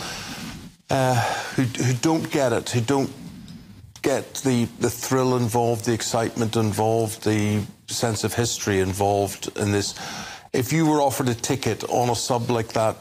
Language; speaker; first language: English; native; English